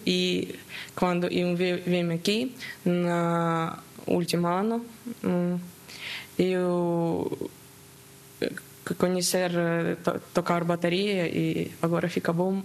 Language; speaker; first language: Portuguese; non-native, learner; Ukrainian